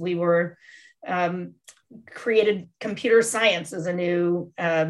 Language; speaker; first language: English; native; English